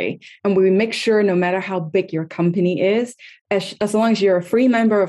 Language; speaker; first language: English; non-native, local second language; Cantonese